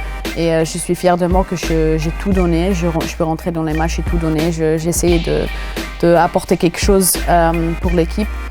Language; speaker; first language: French; non-native, local second language; German